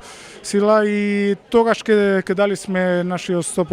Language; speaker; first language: Macedonian; non-native, learner; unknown